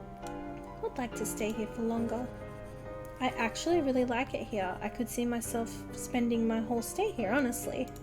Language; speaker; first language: English; native; English